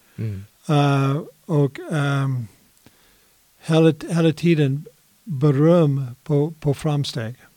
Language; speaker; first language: Swedish; non-native, fluent; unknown